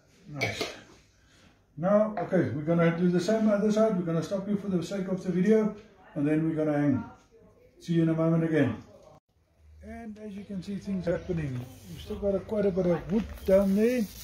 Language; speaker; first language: English; non-native, local second language; Afrikaans